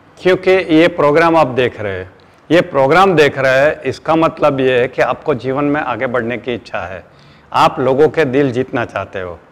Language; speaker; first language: Hindi; non-native, local second language; Gujarati